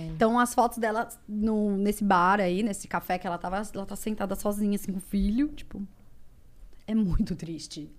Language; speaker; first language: Portuguese; native; Portuguese